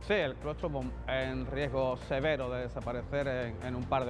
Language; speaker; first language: Spanish; native; Spanish